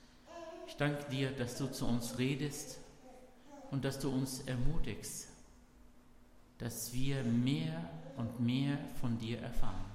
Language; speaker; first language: German; non-native, fluent; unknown